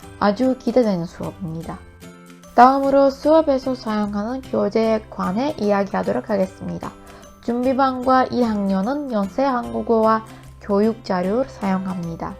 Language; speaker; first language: Korean; non-native, learner; Turkish